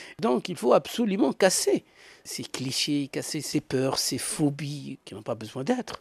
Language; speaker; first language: French; native; French